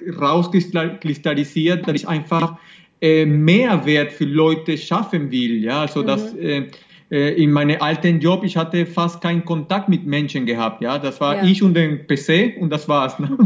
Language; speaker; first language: German; non-native, fluent; Spanish